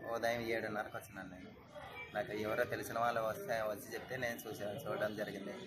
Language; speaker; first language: Telugu; native; Telugu